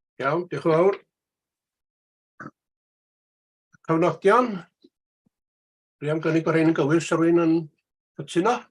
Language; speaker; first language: Welsh; native; Welsh